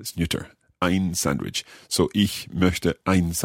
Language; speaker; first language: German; non-native, learner; English